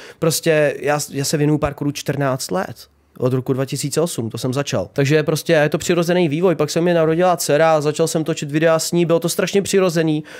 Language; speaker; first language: Czech; early bilingual, other home language; Ukrainian